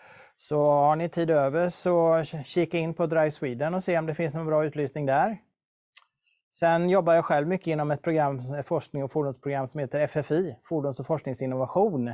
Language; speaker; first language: Swedish; native; Swedish